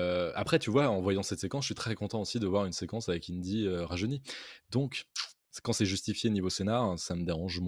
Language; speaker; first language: French; native; French